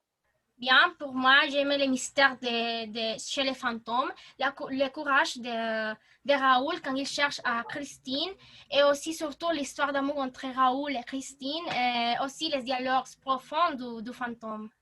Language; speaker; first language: French; non-native, learner; Spanish